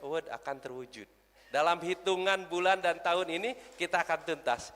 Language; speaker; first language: Indonesian; native; Indonesian